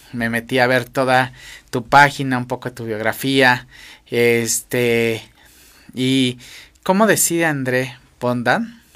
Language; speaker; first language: Spanish; native; Spanish